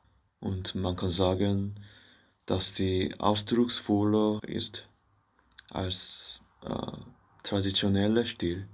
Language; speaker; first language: German; non-native, fluent; Korean